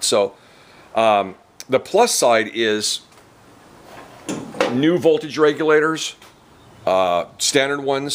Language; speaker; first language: English; native; English